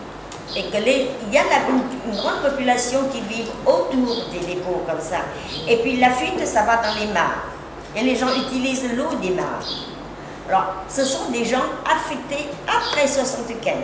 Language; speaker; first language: French; non-native, fluent; Vietnamese